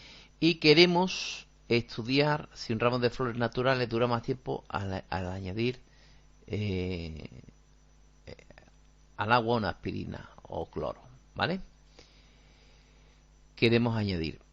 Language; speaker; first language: Spanish; native; Spanish